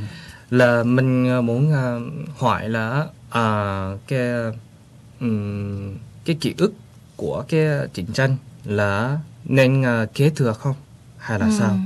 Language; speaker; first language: Vietnamese; early bilingual, heritage; Vietnamese